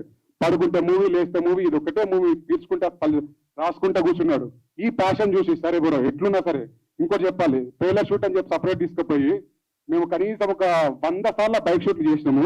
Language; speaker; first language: Telugu; native; Telugu